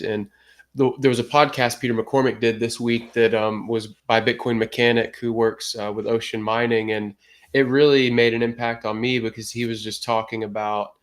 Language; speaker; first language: English; native; English